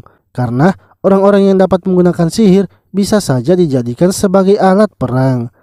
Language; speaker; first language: Indonesian; native; Indonesian